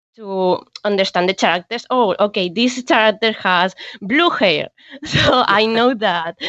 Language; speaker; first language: English; non-native, learner; Spanish